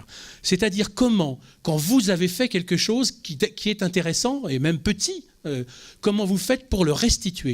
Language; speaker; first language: French; native; French